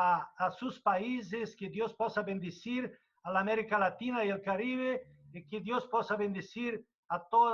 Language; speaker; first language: Spanish; non-native, fluent; Portuguese